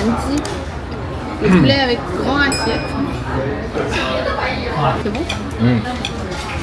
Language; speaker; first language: French; non-native, learner; Chinese